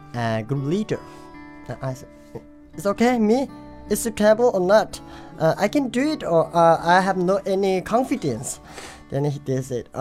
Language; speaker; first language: English; non-native, learner; Tibetan